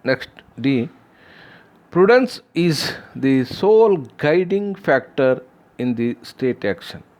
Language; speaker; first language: English; non-native, local second language; Kannada